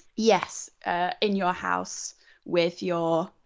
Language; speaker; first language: English; native; English